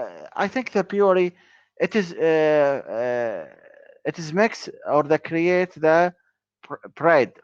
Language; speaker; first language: English; non-native, learner; Arabic